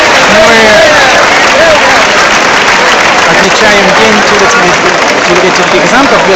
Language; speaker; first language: Russian; non-native, fluent; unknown